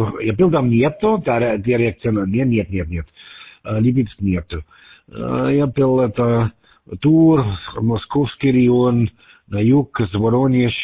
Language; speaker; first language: Russian; non-native, learner; German